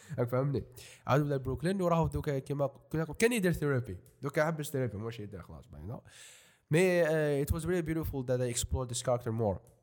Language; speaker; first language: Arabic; native; Arabic